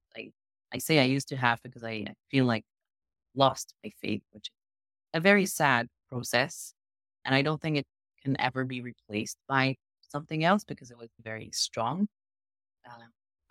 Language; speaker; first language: English; non-native, fluent; French